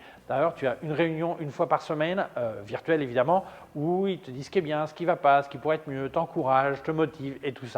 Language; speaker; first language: French; native; French